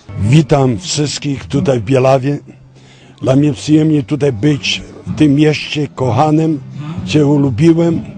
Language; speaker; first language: Polish; early bilingual, heritage; Polish